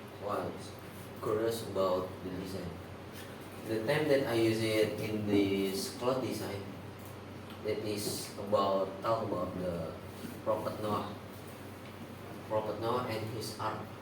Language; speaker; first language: English; non-native, learner; Indonesian